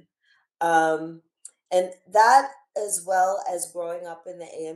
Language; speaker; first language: English; native; English